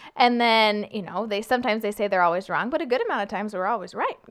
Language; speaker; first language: English; native; English